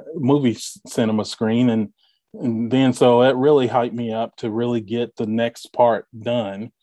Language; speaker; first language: English; native; English